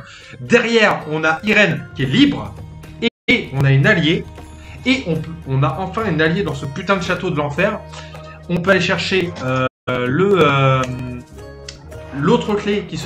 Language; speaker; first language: French; native; French